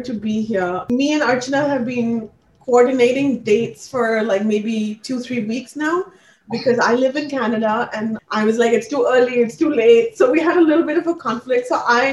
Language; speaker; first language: English; non-native, local second language; Punjabi